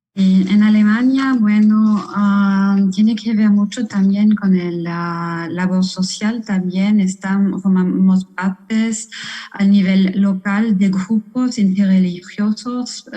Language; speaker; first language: Spanish; non-native, fluent; German